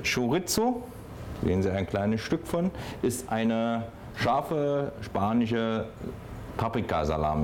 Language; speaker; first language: German; native; German